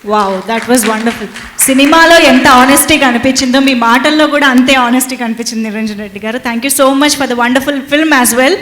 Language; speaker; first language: Telugu; native; Telugu